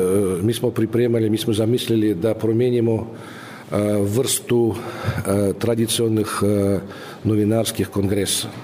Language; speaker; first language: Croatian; non-native, fluent; Russian